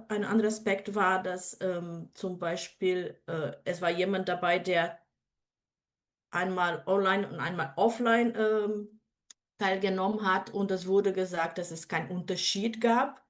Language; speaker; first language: German; non-native, fluent; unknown